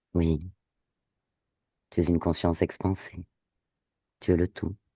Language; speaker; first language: French; native; French